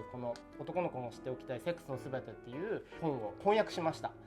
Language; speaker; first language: Japanese; native; Japanese